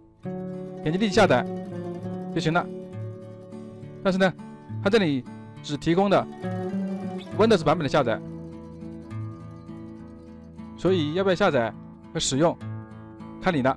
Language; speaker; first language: Chinese; native; Chinese